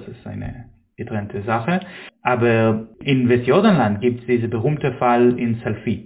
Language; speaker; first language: German; non-native, fluent; Hebrew